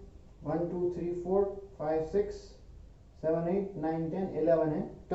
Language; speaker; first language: English; non-native, local second language; Hindi